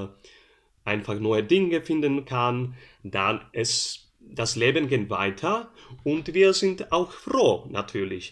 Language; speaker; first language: German; non-native, learner; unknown